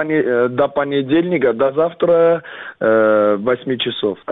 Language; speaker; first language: Russian; non-native, fluent; Armenian